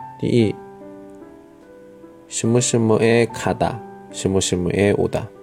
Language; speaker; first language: Chinese; non-native, learner; Korean